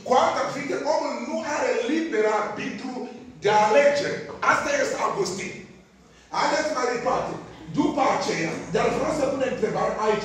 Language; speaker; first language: Romanian; non-native, fluent; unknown